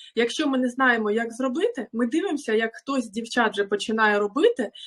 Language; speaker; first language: Ukrainian; non-native, local second language; Russian